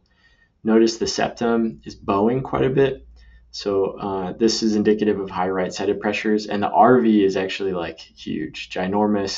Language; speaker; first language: English; native; English